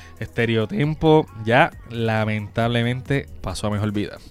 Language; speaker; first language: Spanish; native; Spanish